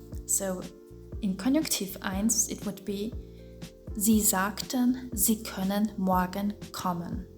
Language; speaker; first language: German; non-native, fluent; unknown